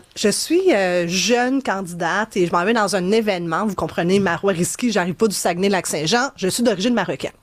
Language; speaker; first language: French; early bilingual, other home language; Arabic